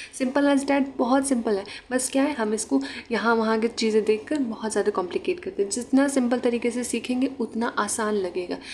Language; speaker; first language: Hindi; non-native, local second language; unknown